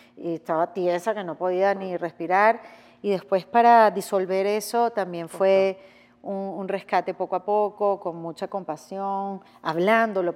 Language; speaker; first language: Spanish; native; Spanish